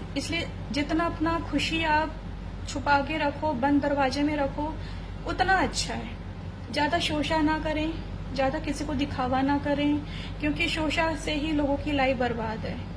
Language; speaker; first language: Hindi; native; Hindi